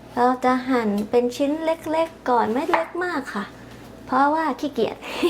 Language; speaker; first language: Thai; native; Thai